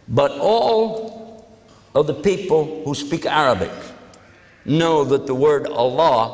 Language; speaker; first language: English; native; English